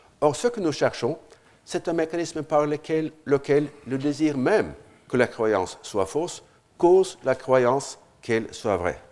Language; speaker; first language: French; non-native, fluent; Norwegian